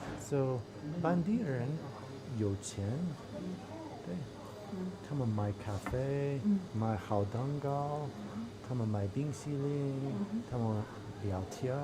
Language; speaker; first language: Chinese; non-native, learner; English